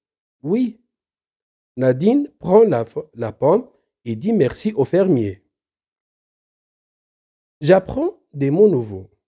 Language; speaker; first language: French; non-native, local second language; Arabic